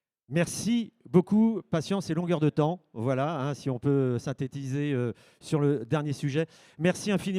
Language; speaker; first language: French; native; French